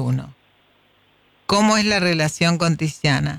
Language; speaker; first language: Spanish; native; Spanish